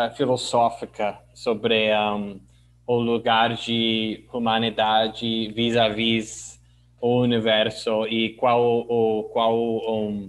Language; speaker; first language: Portuguese; non-native, learner; English